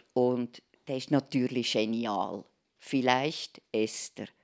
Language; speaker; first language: German; native; German